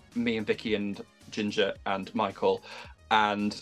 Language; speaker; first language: English; native; English